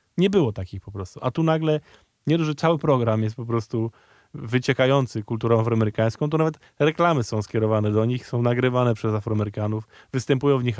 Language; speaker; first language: Polish; native; Polish